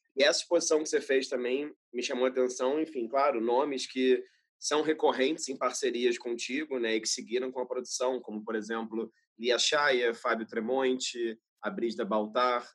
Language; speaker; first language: Portuguese; native; Portuguese